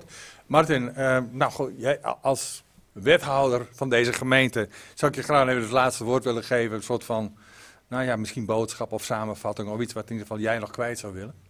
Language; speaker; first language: Dutch; native; Dutch